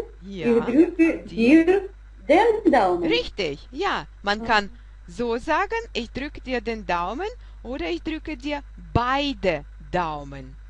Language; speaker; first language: German; non-native, fluent; Russian